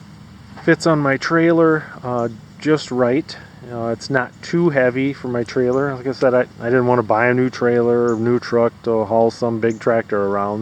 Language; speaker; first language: English; native; English